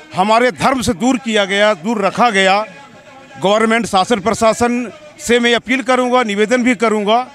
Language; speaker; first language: Hindi; native; Hindi